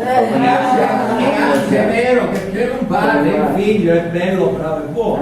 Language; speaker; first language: Italian; native; Italian